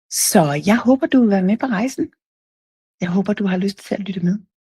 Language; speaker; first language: Danish; native; Danish